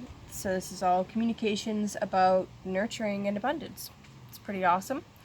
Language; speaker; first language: English; native; English